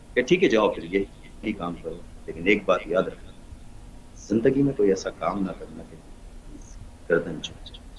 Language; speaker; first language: Urdu; native; Urdu